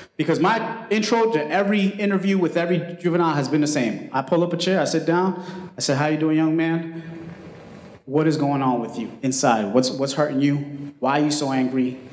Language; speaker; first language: English; early bilingual, other home language; Spanish